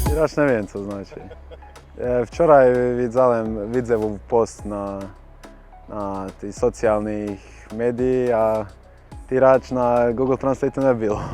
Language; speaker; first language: Polish; non-native, learner; Bosnian